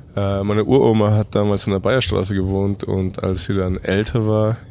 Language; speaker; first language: German; non-native, fluent; Spanish